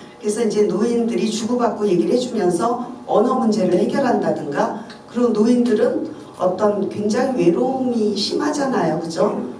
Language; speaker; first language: Korean; native; Korean